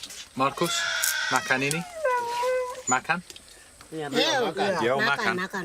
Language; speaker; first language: Indonesian; non-native, learner; English